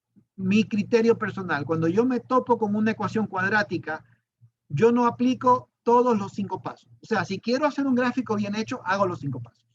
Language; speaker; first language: Spanish; native; Spanish